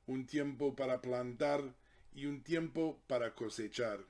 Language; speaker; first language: Spanish; non-native, fluent; English